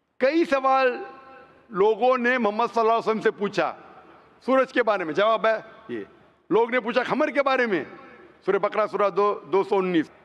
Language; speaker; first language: Hindi; non-native, local second language; Konkani